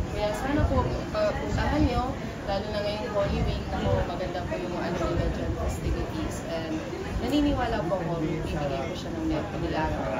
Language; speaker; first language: Filipino; non-native, local second language; Cebuano